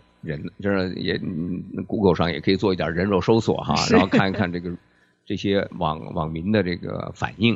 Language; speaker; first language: Chinese; native; Chinese